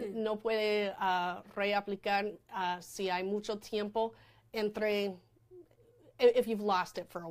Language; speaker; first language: Spanish; non-native, fluent; English